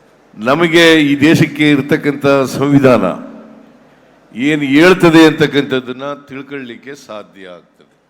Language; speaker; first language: Kannada; native; Kannada